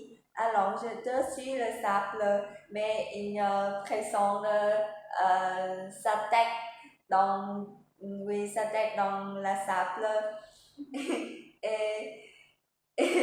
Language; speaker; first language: French; non-native, learner; Vietnamese